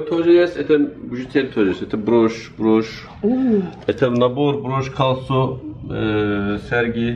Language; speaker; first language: Russian; non-native, learner; Turkish